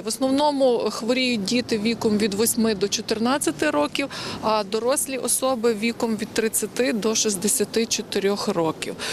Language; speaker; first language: Ukrainian; native; Ukrainian